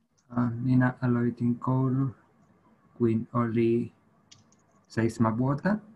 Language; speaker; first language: Finnish; non-native, learner; Spanish